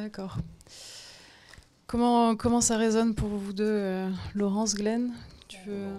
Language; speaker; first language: French; native; French